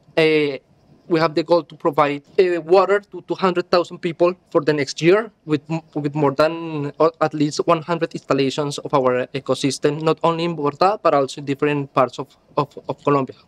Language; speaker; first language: English; non-native, learner; Spanish